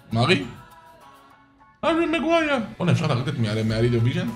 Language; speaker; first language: Hebrew; native; Hebrew